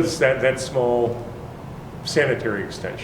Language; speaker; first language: English; native; English